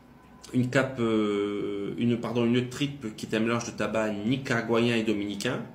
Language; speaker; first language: French; native; French